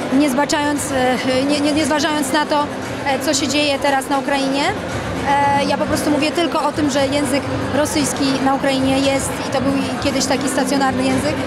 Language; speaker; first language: Polish; early bilingual, other home language; Russian